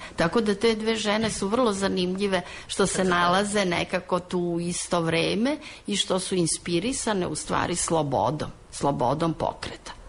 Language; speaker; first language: Croatian; native; Croatian